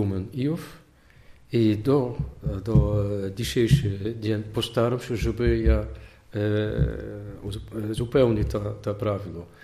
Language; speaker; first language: Polish; non-native, learner; Dutch